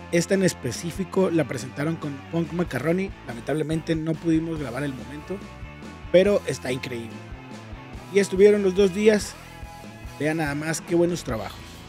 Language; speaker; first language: Spanish; native; Spanish